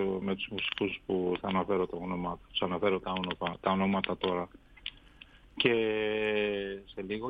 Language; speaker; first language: Greek; non-native, fluent; Armenian